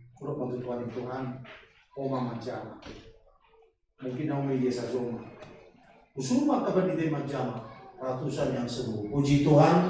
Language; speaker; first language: Indonesian; non-native, local second language; Batak Toba